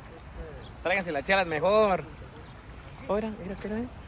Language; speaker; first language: Spanish; native; Spanish